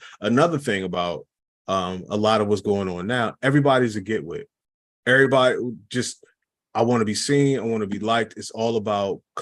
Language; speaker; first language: English; native; English